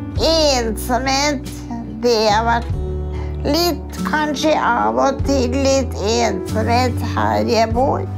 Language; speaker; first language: Norwegian; native; Norwegian